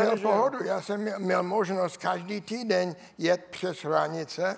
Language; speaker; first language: Czech; non-native, learner; English